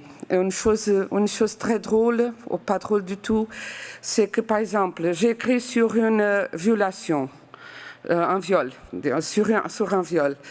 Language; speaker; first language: French; non-native, fluent; Portuguese